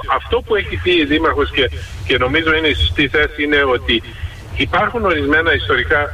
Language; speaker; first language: Greek; early bilingual, heritage; Greek